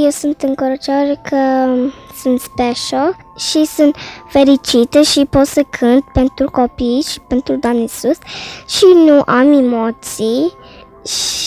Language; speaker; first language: Romanian; early bilingual, heritage; Romanian